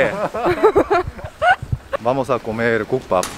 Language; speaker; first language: Spanish; non-native, learner; Korean